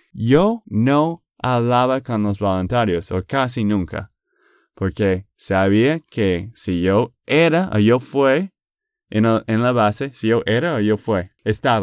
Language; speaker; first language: Spanish; non-native, fluent; English